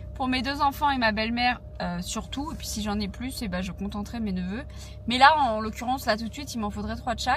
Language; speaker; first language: French; native; French